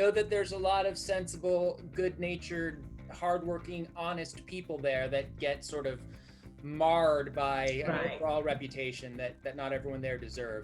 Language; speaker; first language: English; native; English